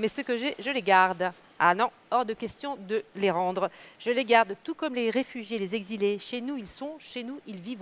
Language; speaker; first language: French; native; French